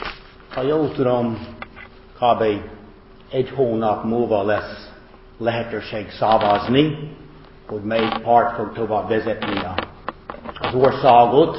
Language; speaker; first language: Hungarian; non-native, fluent; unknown